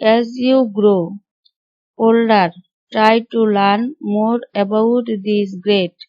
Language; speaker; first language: English; non-native, local second language; Bangla